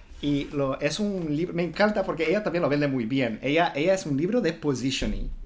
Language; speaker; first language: Spanish; non-native, fluent; Portuguese